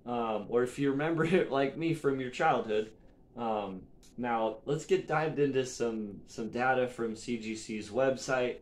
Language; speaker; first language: English; native; English